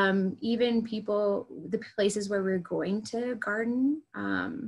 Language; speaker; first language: English; native; English